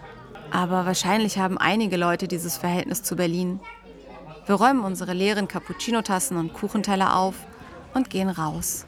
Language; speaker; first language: German; native; German